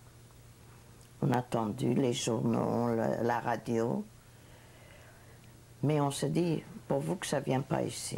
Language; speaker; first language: French; non-native, fluent; Hungarian